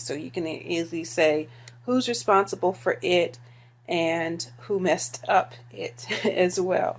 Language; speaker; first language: English; native; English